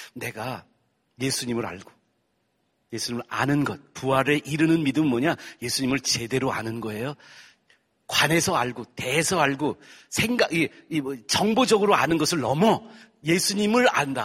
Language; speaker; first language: Korean; early bilingual, heritage; Korean